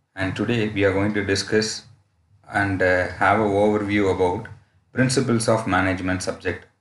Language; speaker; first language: English; non-native, local second language; Tamil